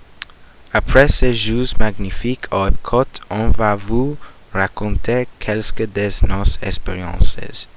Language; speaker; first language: French; non-native, learner; Spanish